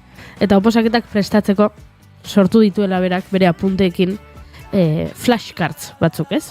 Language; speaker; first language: Basque; native; Basque